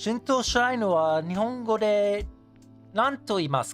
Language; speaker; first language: Japanese; non-native, learner; English